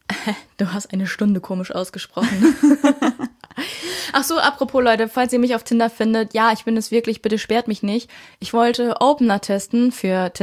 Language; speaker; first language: German; native; German